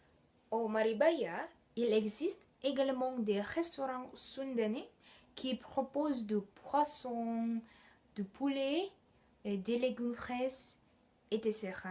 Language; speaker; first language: French; non-native, learner; Indonesian